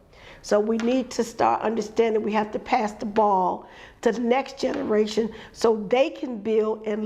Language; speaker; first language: English; native; English